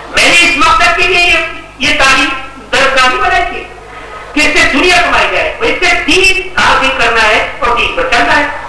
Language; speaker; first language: Urdu; native; Urdu